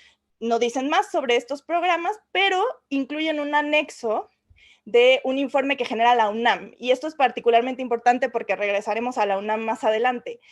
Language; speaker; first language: Spanish; native; Spanish